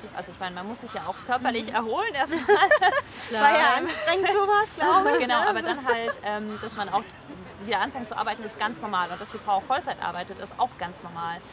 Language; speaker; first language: German; early bilingual, heritage; French